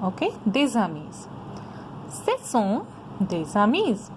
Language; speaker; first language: French; non-native, fluent; Hindi